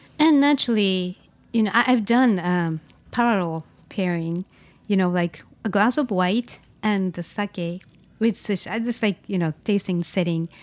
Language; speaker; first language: English; non-native, fluent; Japanese